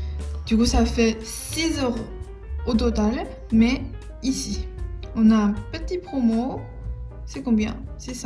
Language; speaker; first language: French; non-native, learner; Chinese